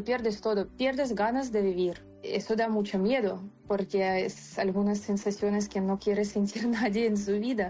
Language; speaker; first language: Spanish; non-native, fluent; Ukrainian